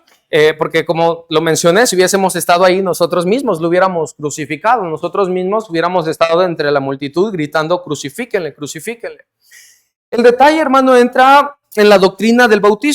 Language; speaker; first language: Spanish; native; Spanish